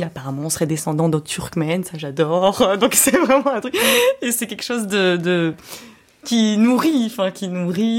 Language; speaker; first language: French; early bilingual, other home language; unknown